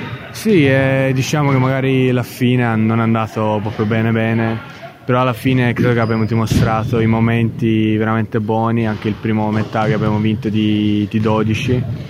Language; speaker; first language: Italian; non-native, fluent; Estonian